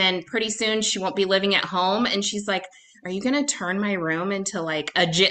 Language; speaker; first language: English; native; English